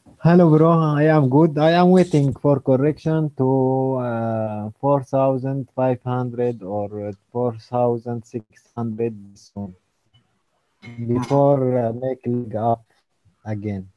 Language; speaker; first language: English; non-native, learner; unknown